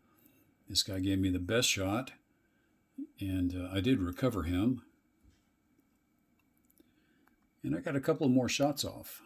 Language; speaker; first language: English; native; English